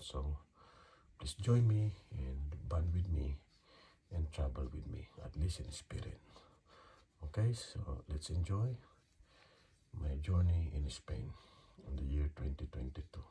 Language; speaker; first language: English; non-native, local second language; Filipino